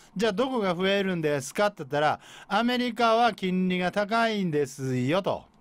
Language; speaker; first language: Japanese; native; Japanese